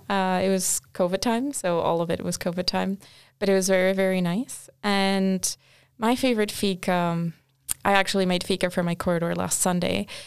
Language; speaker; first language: English; non-native, fluent; Portuguese